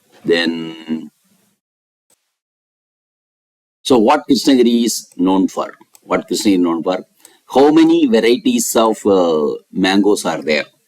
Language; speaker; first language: English; non-native, local second language; Tamil